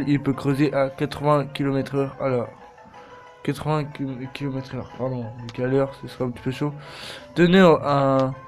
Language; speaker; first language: French; native; French